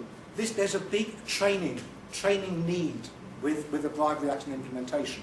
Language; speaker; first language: English; native; English